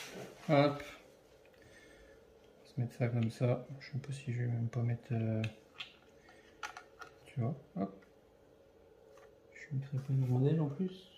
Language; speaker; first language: French; native; French